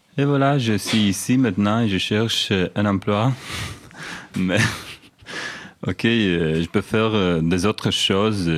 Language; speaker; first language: French; non-native, learner; Romanian